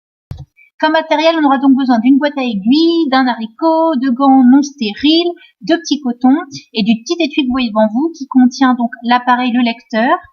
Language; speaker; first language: French; native; French